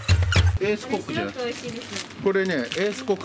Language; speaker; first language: Japanese; native; Japanese